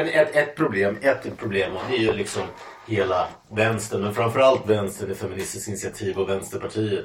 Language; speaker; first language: Swedish; native; Swedish